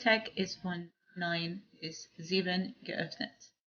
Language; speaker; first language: German; non-native, learner; English